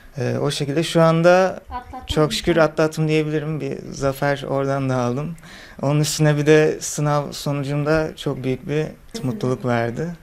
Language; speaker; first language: Turkish; native; Turkish